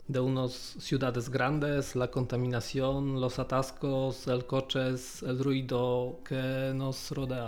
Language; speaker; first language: Spanish; non-native, learner; Polish